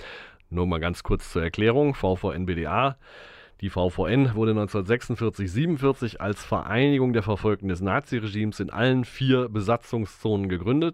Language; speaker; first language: German; native; German